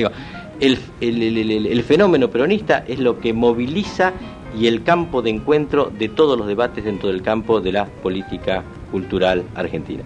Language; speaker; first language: Spanish; native; Spanish